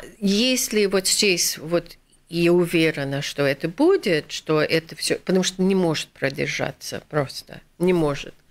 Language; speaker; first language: Russian; non-native, fluent; English